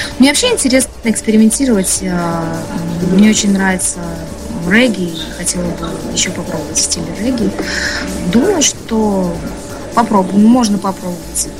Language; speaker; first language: Russian; non-native, local second language; Uzbek